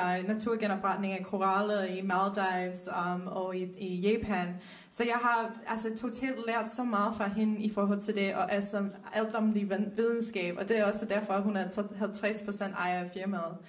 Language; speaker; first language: Danish; non-native, fluent; Dutch